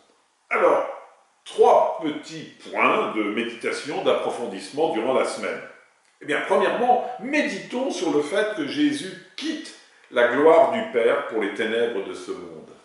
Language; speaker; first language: French; native; French